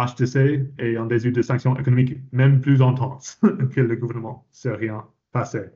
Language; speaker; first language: French; non-native, fluent; English